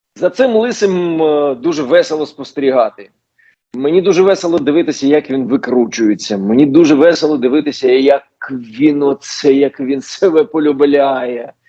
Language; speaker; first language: Ukrainian; non-native, local second language; Russian